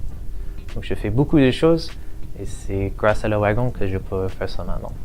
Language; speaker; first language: French; non-native, learner; English